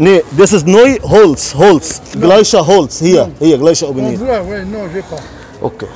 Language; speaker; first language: German; non-native, learner; Arabic